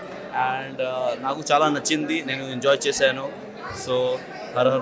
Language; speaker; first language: Telugu; non-native, learner; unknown